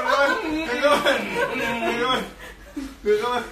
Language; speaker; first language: Chinese; non-native, learner; Thai